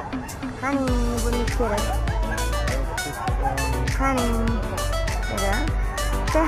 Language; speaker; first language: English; non-native, learner; Indonesian